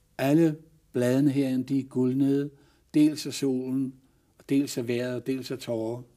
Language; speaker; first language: Danish; native; Danish